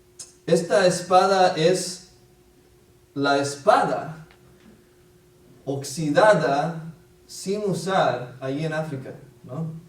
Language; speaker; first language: Spanish; non-native, fluent; English